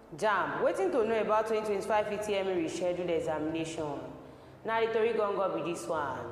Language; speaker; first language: Nigerian Pidgin; non-native, local second language; Yoruba